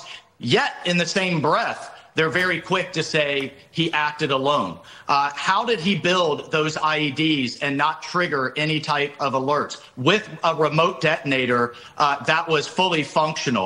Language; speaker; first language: English; native; English